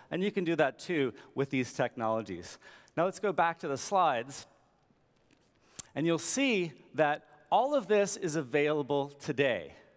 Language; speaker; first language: English; native; English